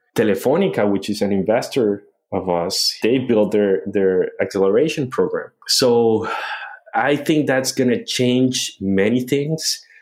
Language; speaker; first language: English; non-native, fluent; Spanish